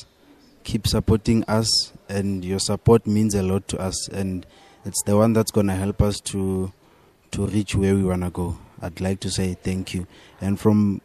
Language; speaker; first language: English; non-native, local second language; Zulu